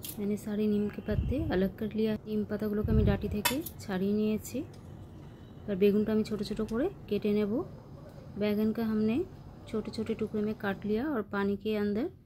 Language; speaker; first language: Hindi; non-native, local second language; Bangla